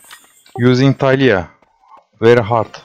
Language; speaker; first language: English; non-native, learner; Turkish